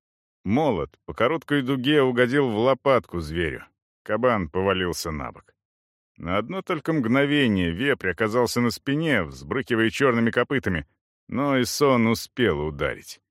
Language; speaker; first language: Russian; native; Russian